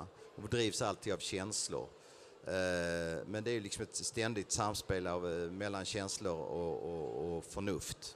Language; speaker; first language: Swedish; native; Swedish